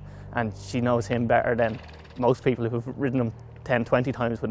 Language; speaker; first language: English; native; English